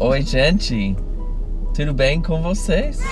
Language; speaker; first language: Portuguese; non-native, learner; English